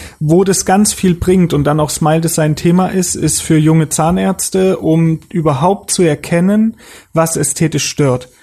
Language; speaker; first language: German; native; German